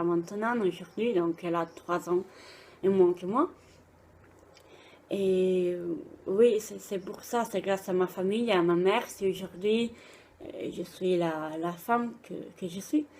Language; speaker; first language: French; non-native, fluent; Italian